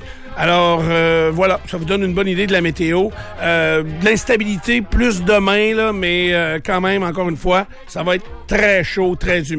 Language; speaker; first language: French; native; French